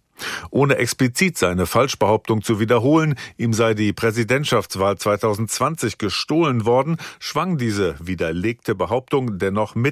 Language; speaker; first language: German; native; German